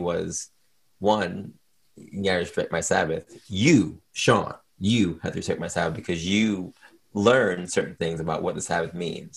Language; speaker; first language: English; native; English